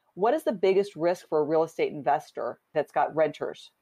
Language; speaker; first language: English; native; English